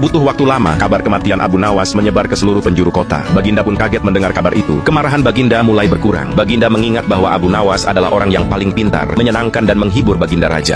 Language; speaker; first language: Indonesian; native; Indonesian